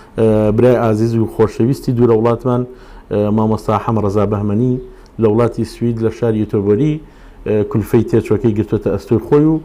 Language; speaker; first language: Central Kurdish; non-native, local second language; Gurani